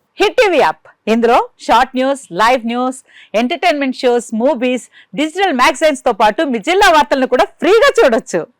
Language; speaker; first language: Telugu; native; Telugu